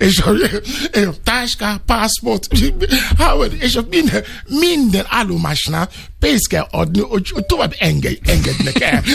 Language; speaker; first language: Hungarian; non-native, fluent; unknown